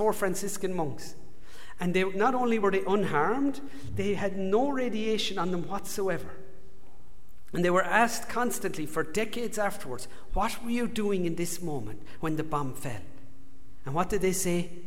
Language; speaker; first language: English; native; English